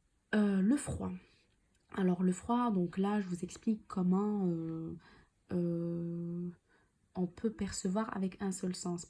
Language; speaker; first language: French; non-native, local second language; Arabic